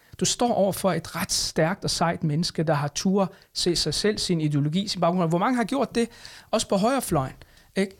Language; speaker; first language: Danish; early bilingual, other home language; Arabic